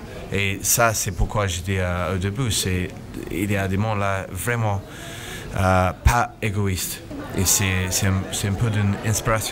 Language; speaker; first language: French; non-native, fluent; English